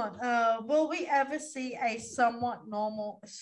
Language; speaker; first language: English; native; English